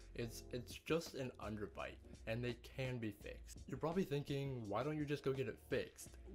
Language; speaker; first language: English; native; English